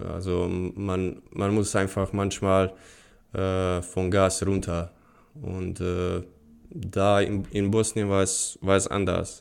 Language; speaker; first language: German; non-native, fluent; Bosnian